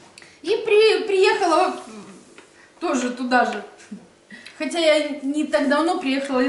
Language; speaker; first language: Russian; native; Russian